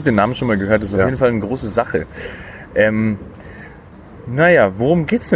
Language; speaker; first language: German; native; German